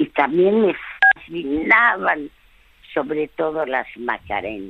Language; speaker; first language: Spanish; early bilingual, other home language; French